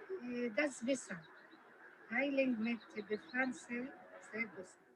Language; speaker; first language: German; non-native, learner; Arabic